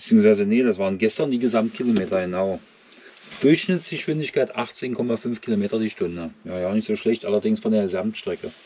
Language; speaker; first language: German; native; German